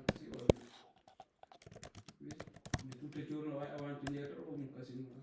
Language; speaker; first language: Italian; non-native, learner; Punjabi